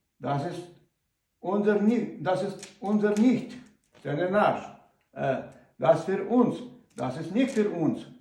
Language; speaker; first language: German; non-native, learner; Ukrainian